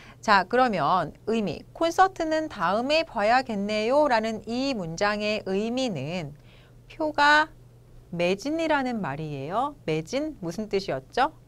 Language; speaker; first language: Korean; native; Korean